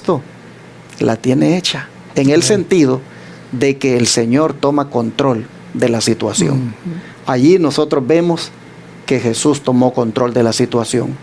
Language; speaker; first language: Spanish; native; Spanish